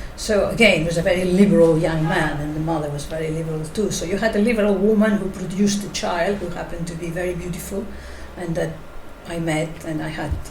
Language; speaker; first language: English; non-native, fluent; Catalan